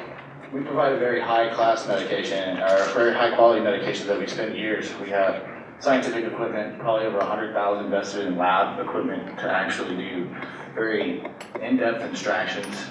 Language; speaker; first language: English; native; English